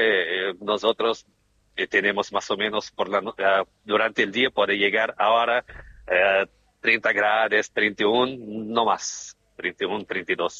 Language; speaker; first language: Spanish; non-native, fluent; Portuguese